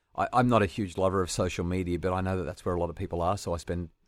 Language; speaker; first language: English; native; English